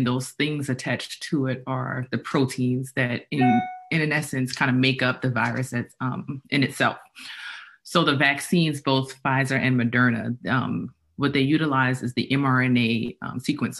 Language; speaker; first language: English; native; English